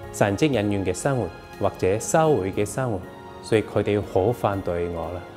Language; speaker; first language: Chinese; non-native, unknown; Korean